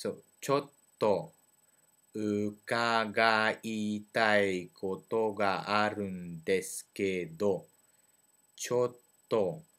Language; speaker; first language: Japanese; non-native, learner; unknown